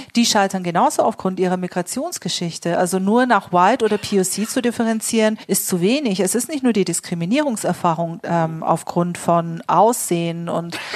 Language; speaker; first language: German; native; German